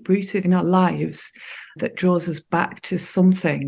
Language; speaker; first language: English; native; English